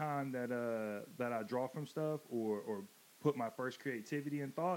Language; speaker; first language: English; native; English